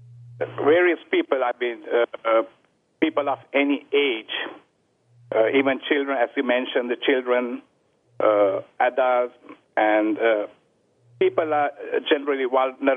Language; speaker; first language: English; non-native, local second language; Sinhala